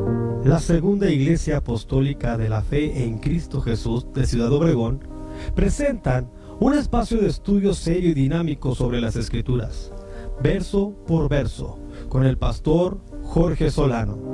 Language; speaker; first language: Spanish; native; Spanish